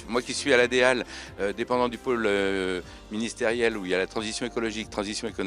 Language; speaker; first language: French; native; French